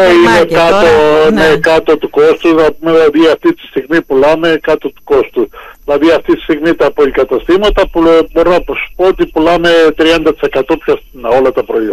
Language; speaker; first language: Greek; native; Greek